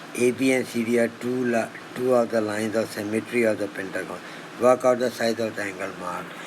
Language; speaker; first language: English; non-native, local second language; Urdu